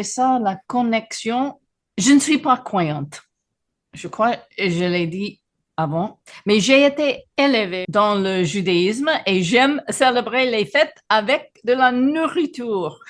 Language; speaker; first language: French; non-native, fluent; English